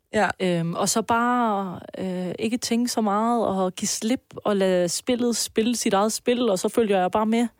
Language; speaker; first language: Danish; early bilingual, other home language; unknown